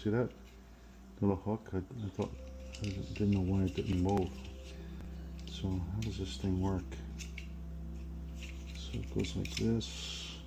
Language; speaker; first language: English; native; English